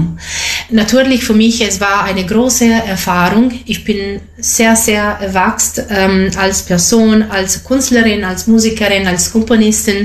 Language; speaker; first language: German; non-native, fluent; Italian